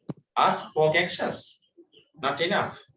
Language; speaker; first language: English; non-native, local second language; Sinhala